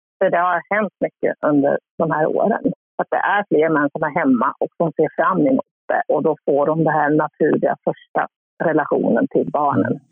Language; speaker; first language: Swedish; early bilingual, other home language; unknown